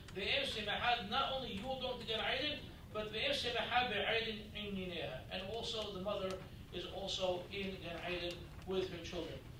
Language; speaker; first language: English; native; English